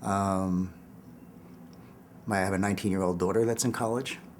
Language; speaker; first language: English; native; English